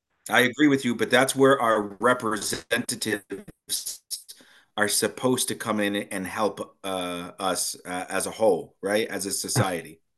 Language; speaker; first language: English; native; English